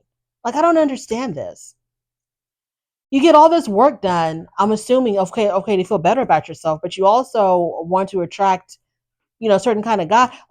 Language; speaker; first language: English; native; English